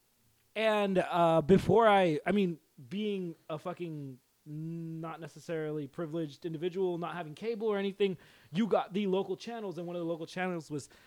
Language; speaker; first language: English; early bilingual, other home language; Spanish